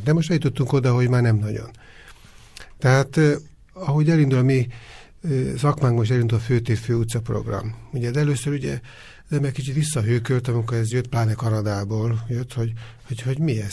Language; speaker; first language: Hungarian; native; Hungarian